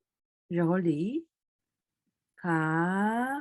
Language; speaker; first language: French; non-native, fluent; Korean